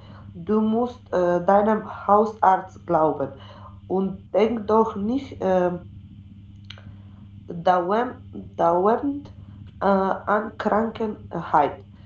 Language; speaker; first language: German; non-native, learner; Macedonian